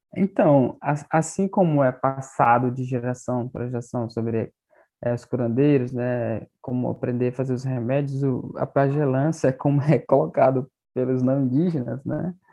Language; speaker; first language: Portuguese; non-native, local second language; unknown